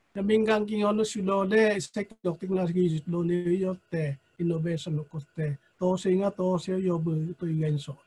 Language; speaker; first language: Japanese; non-native, fluent; Vietnamese